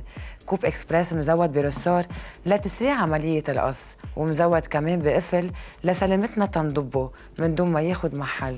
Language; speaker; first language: Arabic; native; Arabic